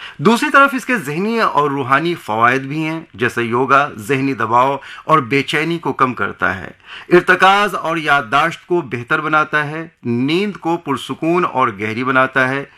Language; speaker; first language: Urdu; native; Urdu